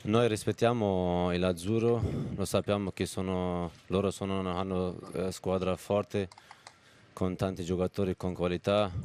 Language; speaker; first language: Italian; non-native, fluent; Turkish